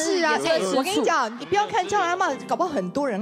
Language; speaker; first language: Chinese; native; Chinese